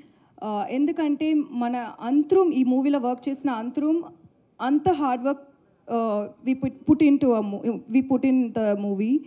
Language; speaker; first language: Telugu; non-native, learner; Tamil